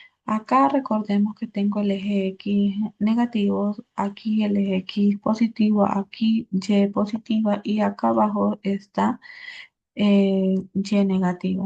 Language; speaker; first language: Spanish; native; Spanish